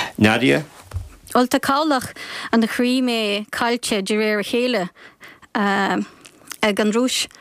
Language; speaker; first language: Irish; non-native, fluent; Ukrainian